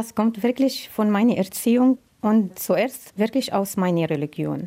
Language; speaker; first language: German; non-native, learner; Arabic